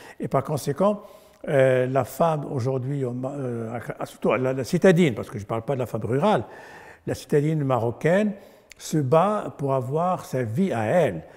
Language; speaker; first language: French; non-native, local second language; Arabic